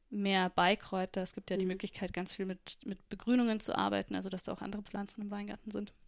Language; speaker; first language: German; native; German